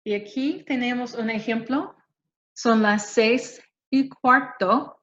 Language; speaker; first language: Spanish; non-native, fluent; English